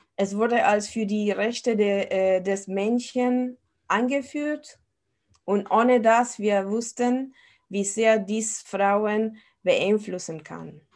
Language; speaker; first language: German; non-native, fluent; Spanish